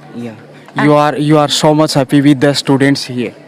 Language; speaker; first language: English; non-native, local second language; Hindi